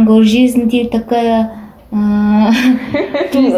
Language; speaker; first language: Russian; non-native, learner; Japanese